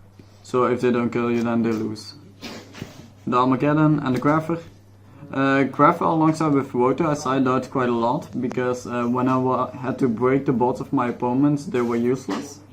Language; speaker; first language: English; non-native, fluent; Dutch